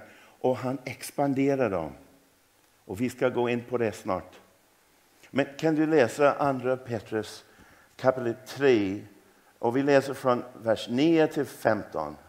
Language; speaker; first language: Swedish; non-native, fluent; English